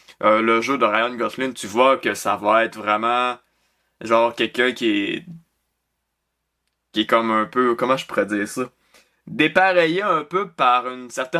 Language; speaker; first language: French; native; French